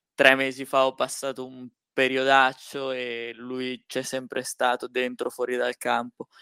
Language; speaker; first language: Italian; native; Italian